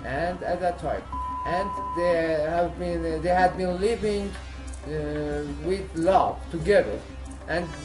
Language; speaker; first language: English; non-native, learner; Persian